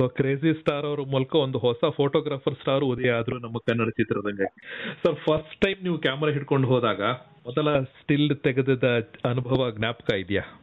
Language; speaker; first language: Kannada; native; Kannada